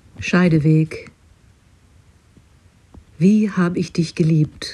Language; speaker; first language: German; non-native, fluent; English